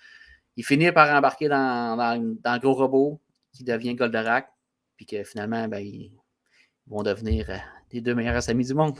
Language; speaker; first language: French; native; French